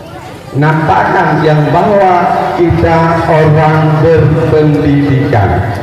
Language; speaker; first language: Indonesian; native; Indonesian